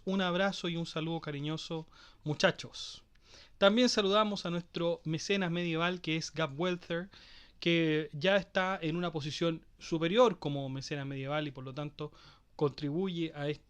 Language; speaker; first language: Spanish; native; Spanish